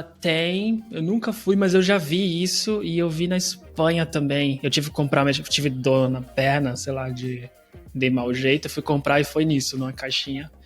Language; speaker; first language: Portuguese; native; Portuguese